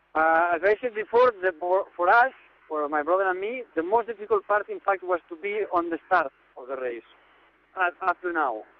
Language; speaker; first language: English; non-native, fluent; Catalan